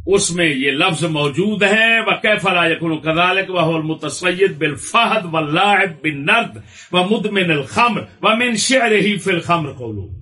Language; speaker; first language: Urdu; non-native, local second language; Punjabi